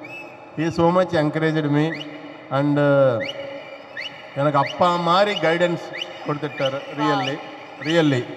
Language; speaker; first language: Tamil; non-native, learner; Telugu